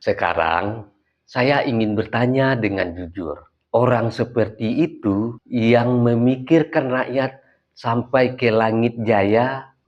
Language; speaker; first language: Indonesian; native; Indonesian